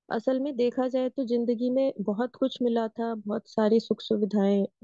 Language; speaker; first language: Hindi; native; Hindi